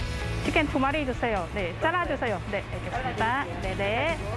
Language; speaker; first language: Korean; non-native, learner; Thai